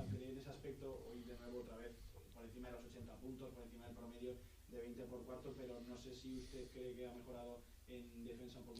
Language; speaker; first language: Spanish; native; Spanish